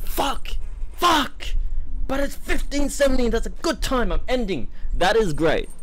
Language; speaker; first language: English; native; English